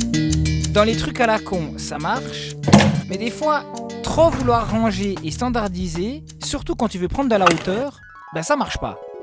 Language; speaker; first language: French; native; French